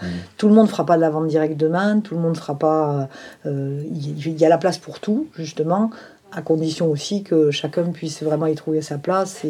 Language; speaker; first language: French; native; French